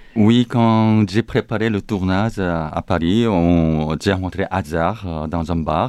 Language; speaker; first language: French; non-native, learner; Korean